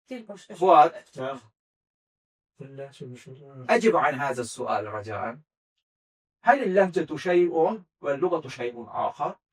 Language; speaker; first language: Arabic; non-native, fluent; Azerbaijani